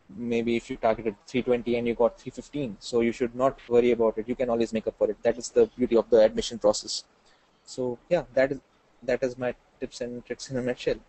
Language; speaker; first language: English; non-native, local second language; Hindi